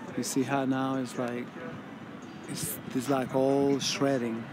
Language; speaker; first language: English; native; English